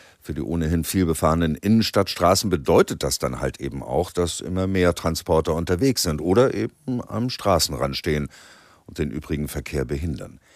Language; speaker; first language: German; native; German